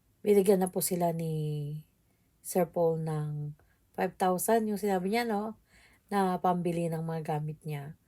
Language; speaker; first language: Filipino; native; Filipino